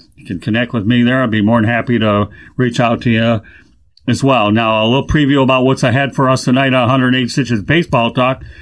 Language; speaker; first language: English; native; English